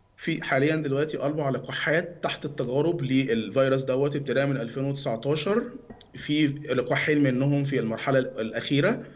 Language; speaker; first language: Egyptian Arabic; native; Egyptian Arabic